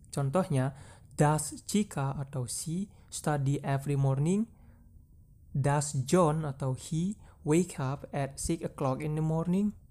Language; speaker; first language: English; non-native, fluent; Indonesian